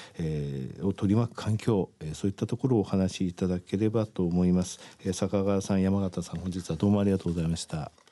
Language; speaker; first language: Japanese; native; Japanese